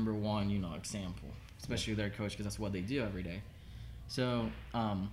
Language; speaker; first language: English; non-native, fluent; Spanish